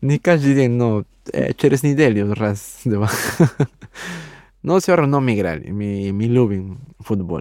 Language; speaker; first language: Russian; non-native, learner; Spanish